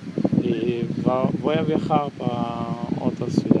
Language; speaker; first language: Spanish; non-native, learner; Hebrew